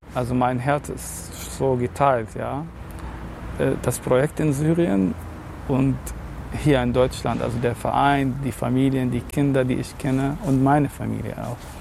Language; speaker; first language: German; non-native, fluent; Arabic